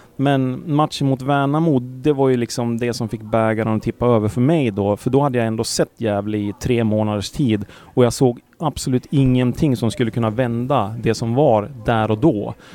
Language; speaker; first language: Swedish; native; Swedish